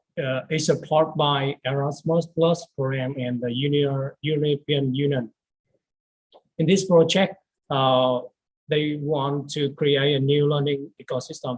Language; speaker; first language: English; non-native, learner; Vietnamese